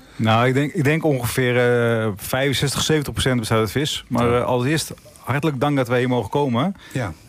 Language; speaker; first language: Dutch; native; Dutch